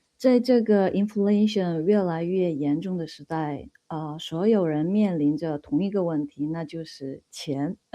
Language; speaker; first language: Chinese; non-native, fluent; Korean